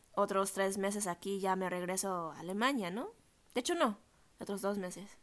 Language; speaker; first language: Spanish; non-native, fluent; German